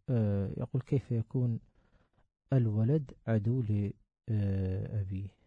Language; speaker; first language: Arabic; native; Arabic